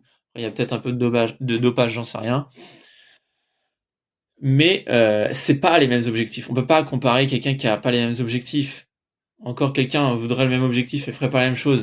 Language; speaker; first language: French; native; French